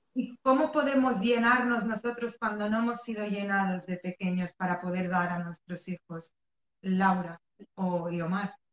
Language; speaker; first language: Spanish; early bilingual, other home language; Arabic